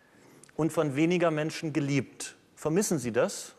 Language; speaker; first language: German; native; German